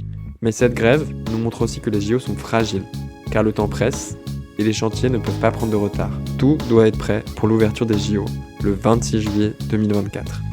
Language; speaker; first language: French; native; French